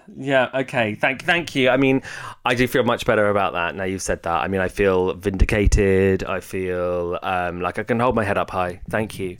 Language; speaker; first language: English; native; English